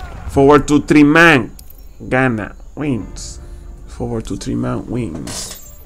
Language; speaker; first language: English; non-native, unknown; Spanish